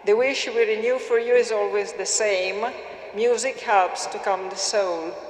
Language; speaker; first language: English; non-native, learner; Italian